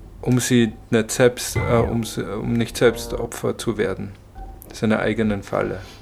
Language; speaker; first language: German; native; German